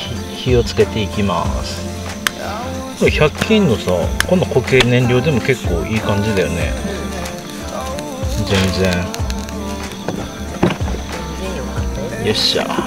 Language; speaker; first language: Japanese; native; Japanese